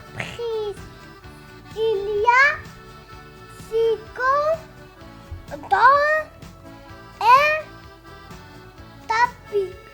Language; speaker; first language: French; non-native, learner; Arabic